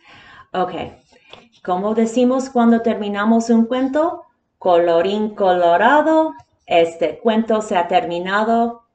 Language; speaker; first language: Spanish; early bilingual, heritage; Spanish